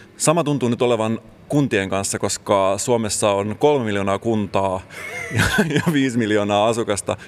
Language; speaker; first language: Finnish; native; Finnish